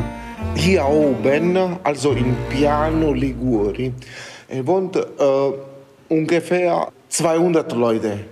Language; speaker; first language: German; non-native, learner; Italian